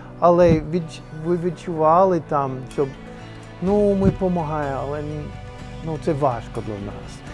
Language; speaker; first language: Ukrainian; non-native, learner; English